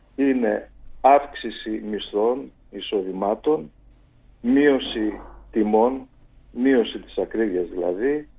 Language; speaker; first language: Greek; native; Greek